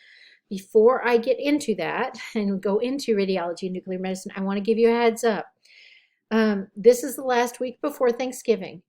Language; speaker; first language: English; native; English